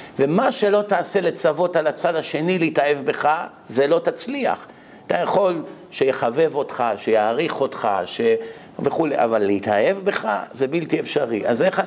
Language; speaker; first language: Hebrew; native; Hebrew